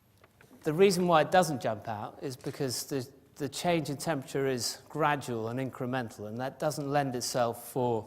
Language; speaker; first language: English; native; English